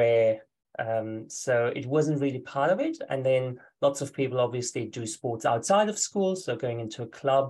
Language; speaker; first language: English; non-native, fluent; German